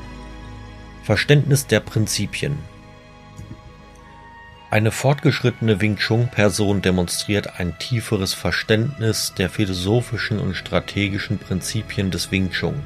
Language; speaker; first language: German; native; German